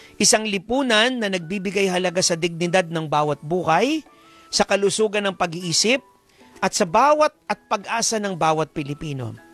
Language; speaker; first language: Filipino; native; Filipino